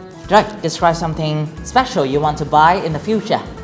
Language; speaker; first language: English; non-native, fluent; Vietnamese